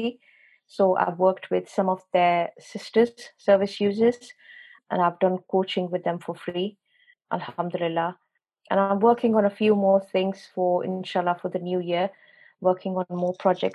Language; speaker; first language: English; non-native, local second language; Urdu